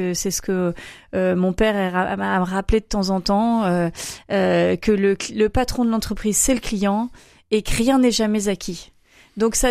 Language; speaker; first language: French; native; French